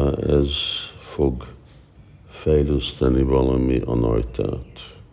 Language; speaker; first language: Hungarian; early bilingual, heritage; Hungarian